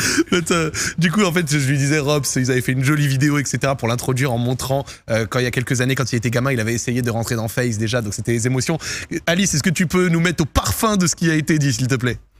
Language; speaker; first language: French; native; French